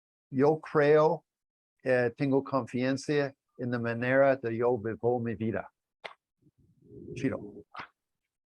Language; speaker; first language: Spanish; non-native, learner; English